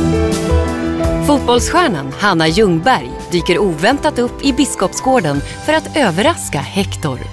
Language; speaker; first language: Swedish; native; Swedish